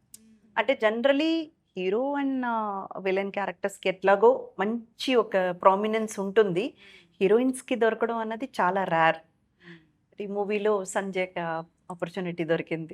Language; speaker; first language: Telugu; native; Telugu